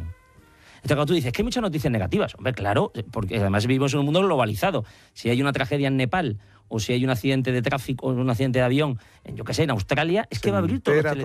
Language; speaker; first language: Spanish; native; Spanish